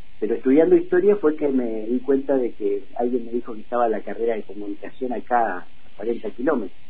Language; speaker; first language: Spanish; native; Spanish